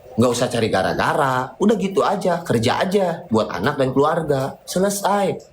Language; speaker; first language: Indonesian; native; Indonesian